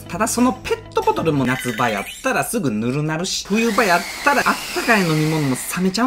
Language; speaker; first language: Japanese; native; Japanese